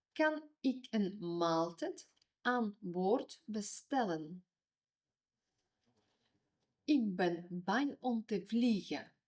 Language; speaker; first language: Dutch; non-native, fluent; Ukrainian